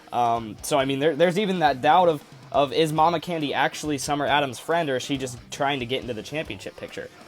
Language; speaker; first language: English; native; English